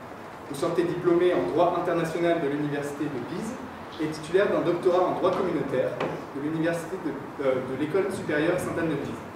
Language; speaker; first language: French; native; French